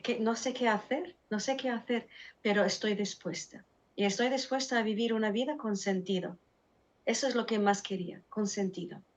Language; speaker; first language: Spanish; non-native, fluent; Arabic